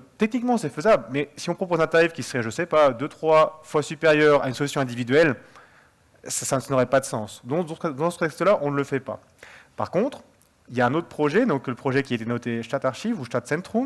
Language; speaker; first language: French; native; French